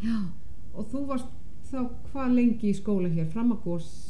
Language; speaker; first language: Icelandic; native; Icelandic